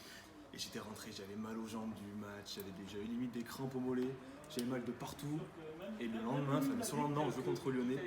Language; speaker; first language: French; native; French